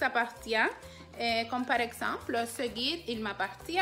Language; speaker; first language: French; non-native, fluent; Spanish